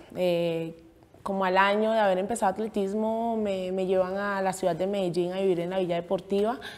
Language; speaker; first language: Spanish; native; Spanish